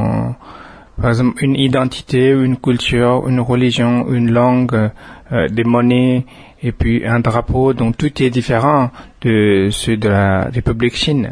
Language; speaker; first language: French; non-native, fluent; Tibetan